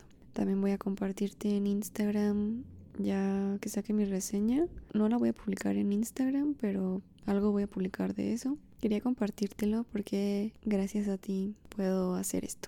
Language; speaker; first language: Spanish; native; Spanish